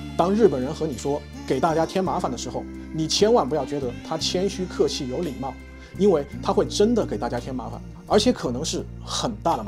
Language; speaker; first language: Chinese; native; Chinese